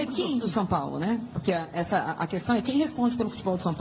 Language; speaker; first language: Portuguese; native; Portuguese